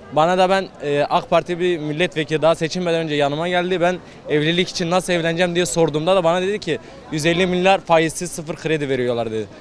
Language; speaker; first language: Turkish; native; Turkish